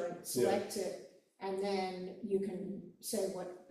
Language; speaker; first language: English; native; English